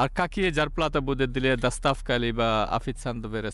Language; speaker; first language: Russian; non-native, learner; Bangla